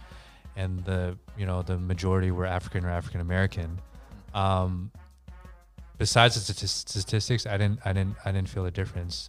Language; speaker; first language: English; native; English